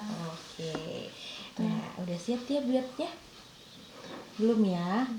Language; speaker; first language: Indonesian; native; Indonesian